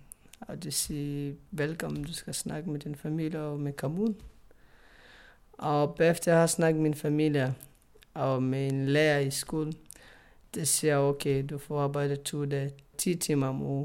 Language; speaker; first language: Danish; non-native, learner; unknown